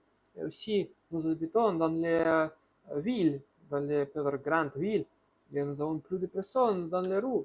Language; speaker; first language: French; non-native, learner; Russian